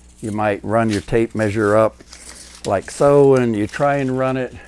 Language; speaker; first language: English; native; English